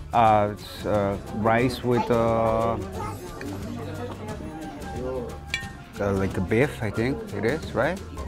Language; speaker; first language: English; non-native, fluent; Spanish